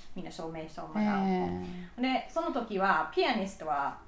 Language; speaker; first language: Japanese; non-native, learner; English